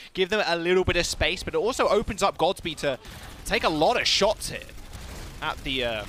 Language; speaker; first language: English; native; English